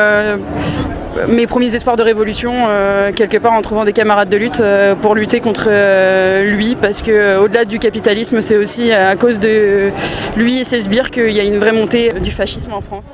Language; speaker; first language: French; native; French